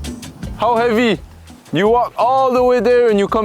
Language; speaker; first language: English; non-native, learner; French